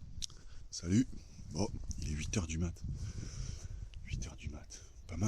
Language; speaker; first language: French; native; French